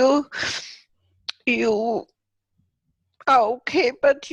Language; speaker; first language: English; non-native, fluent; German